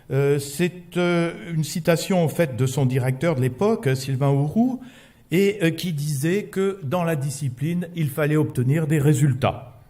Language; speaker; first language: French; native; French